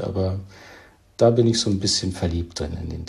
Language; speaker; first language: German; native; German